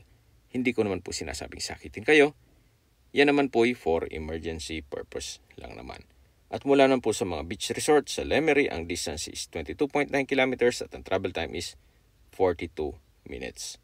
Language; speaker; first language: Filipino; native; Filipino